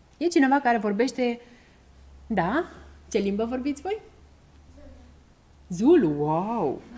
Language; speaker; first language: Romanian; native; Romanian